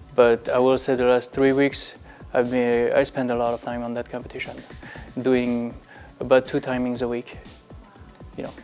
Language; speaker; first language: English; non-native, fluent; French